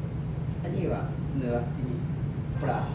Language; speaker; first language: Thai; non-native, learner; Japanese